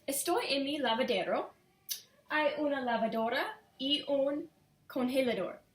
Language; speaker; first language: Spanish; non-native, learner; English